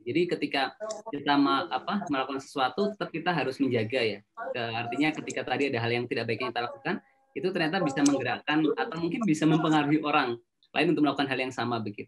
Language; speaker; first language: Indonesian; native; Indonesian